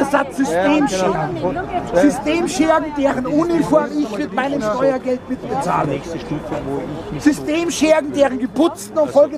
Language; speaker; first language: German; native; German